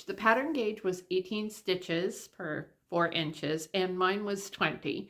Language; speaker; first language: English; native; English